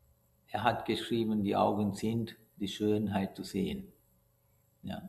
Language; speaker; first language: German; non-native, learner; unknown